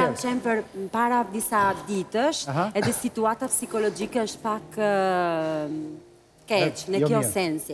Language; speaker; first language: Albanian; non-native, learner; Italian